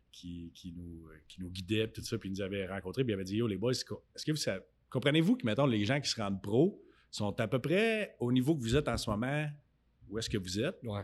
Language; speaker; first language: French; native; French